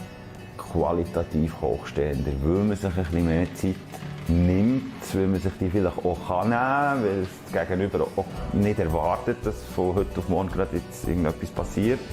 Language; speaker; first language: German; native; German